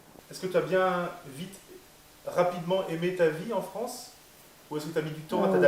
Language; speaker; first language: French; native; French